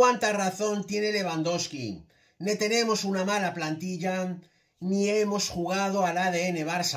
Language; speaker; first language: Spanish; native; Spanish